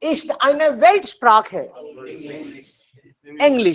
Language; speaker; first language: German; non-native, fluent; Hindi